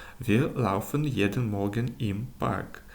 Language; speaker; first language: German; non-native, fluent; Ukrainian